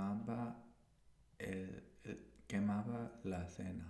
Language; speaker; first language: Spanish; non-native, learner; English